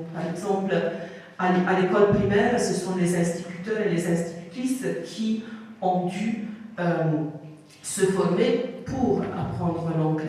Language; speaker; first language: French; non-native, fluent; Italian